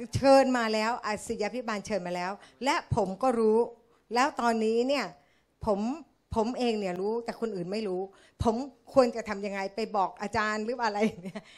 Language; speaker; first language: Thai; native; Thai